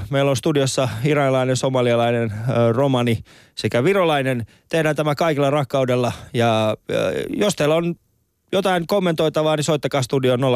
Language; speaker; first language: Finnish; early bilingual, other home language; Persian